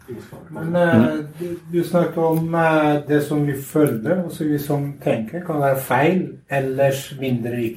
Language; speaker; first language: Norwegian; non-native, learner; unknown